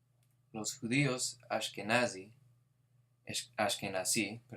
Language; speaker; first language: Spanish; non-native, fluent; English